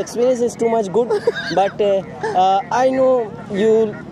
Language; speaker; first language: English; non-native, learner; Urdu